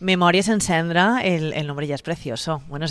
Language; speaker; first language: Spanish; native; Spanish